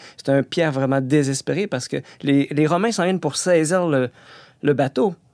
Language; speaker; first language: French; native; French